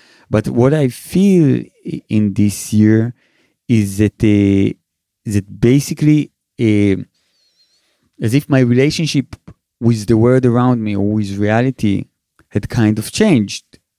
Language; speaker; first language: English; non-native, fluent; Hebrew